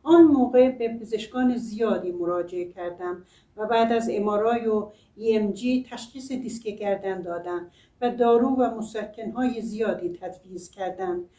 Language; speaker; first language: Persian; non-native, local second language; Azerbaijani